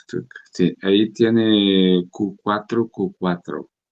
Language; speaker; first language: Spanish; non-native, learner; Portuguese